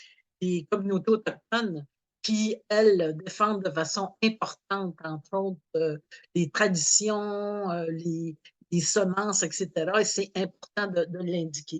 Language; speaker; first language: French; native; French